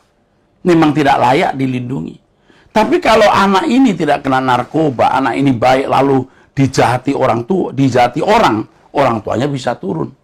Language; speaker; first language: Indonesian; native; Indonesian